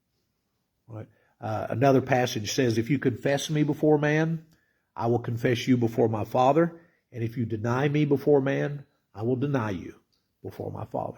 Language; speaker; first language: English; native; English